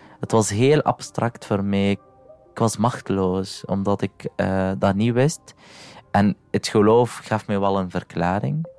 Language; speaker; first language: Dutch; non-native, fluent; Arabic